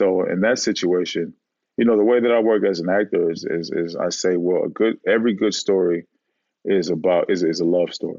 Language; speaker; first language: English; native; English